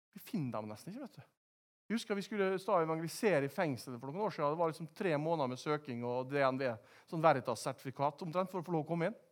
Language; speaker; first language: Norwegian; native; Norwegian